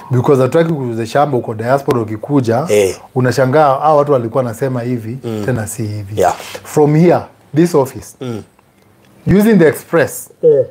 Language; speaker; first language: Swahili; native; Swahili